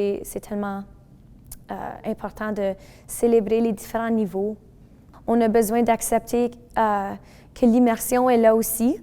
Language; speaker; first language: French; non-native, local second language; English